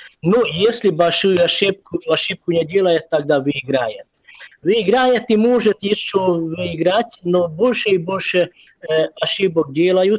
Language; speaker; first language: Russian; non-native, fluent; Hungarian